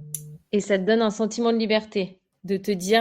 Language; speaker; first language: French; native; French